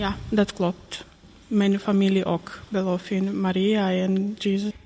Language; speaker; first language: Dutch; non-native, learner; Croatian